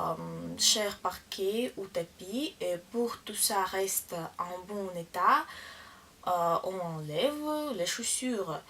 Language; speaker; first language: French; non-native, learner; Russian